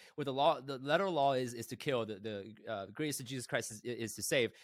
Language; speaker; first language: English; early bilingual, other home language; Korean